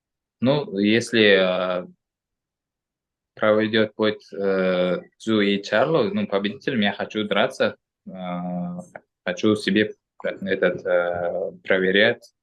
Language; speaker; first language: Russian; non-native, local second language; Uzbek